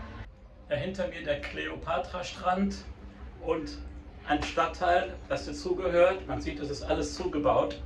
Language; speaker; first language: German; native; German